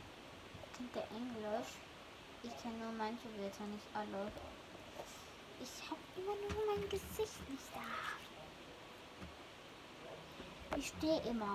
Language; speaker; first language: German; early bilingual, heritage; German